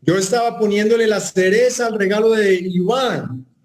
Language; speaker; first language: Spanish; native; Spanish